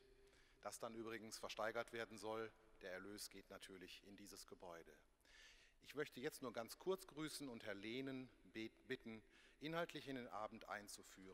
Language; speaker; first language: German; native; German